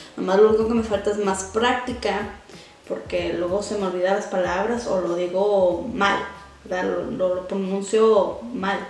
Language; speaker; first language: Spanish; early bilingual, heritage; Spanish